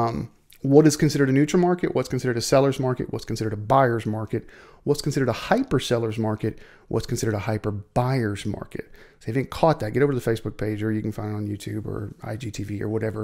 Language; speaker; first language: English; native; English